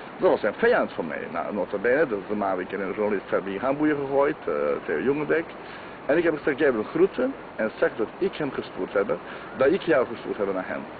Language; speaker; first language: Dutch; non-native, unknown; Croatian